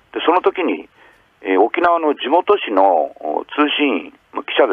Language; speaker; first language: Japanese; native; Japanese